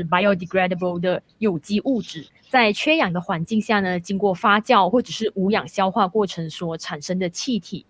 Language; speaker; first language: Chinese; native; Chinese